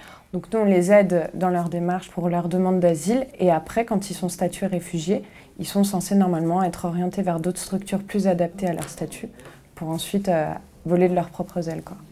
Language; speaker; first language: French; native; French